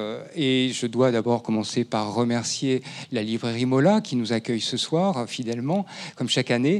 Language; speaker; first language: French; native; French